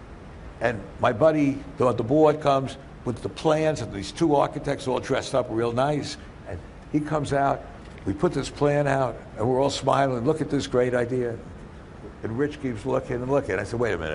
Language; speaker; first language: English; native; English